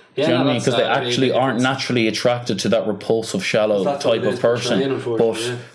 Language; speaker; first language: English; native; English